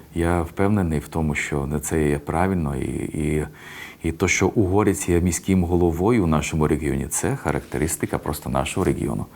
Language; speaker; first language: Ukrainian; non-native, local second language; Hungarian